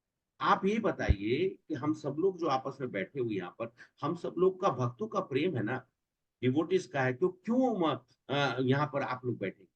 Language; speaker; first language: Hindi; native; Hindi